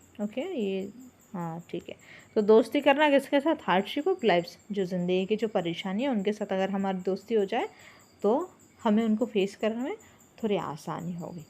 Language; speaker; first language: Hindi; non-native, local second language; Bangla